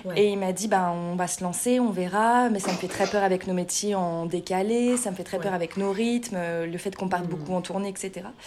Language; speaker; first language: French; native; French